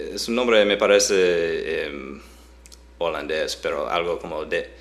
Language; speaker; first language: Spanish; non-native, fluent; English